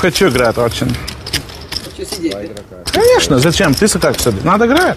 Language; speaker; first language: Russian; non-native, learner; Lithuanian